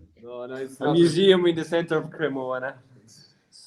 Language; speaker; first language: English; non-native, learner; Italian